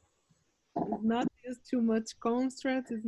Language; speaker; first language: English; non-native, learner; Portuguese